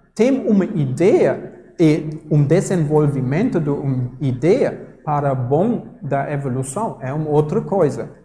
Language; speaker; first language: Portuguese; non-native, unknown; German